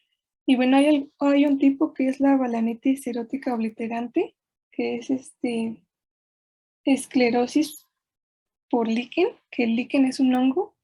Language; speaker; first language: Spanish; native; Spanish